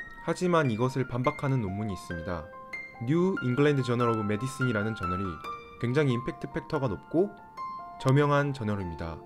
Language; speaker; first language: Korean; native; Korean